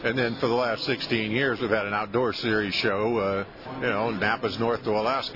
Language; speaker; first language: English; native; English